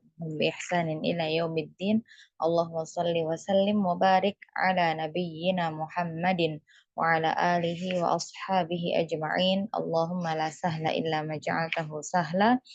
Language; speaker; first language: Arabic; non-native, fluent; Indonesian